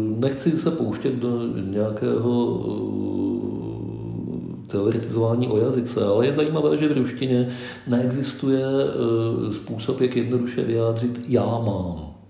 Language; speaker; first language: Czech; native; Czech